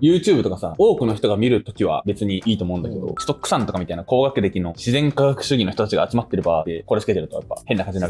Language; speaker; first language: Japanese; native; Japanese